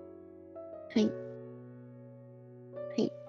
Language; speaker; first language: Japanese; native; Japanese